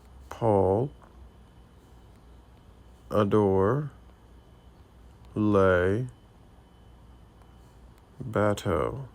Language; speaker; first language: French; non-native, learner; English